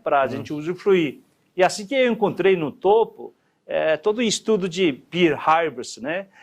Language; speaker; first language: Portuguese; non-native, fluent; Korean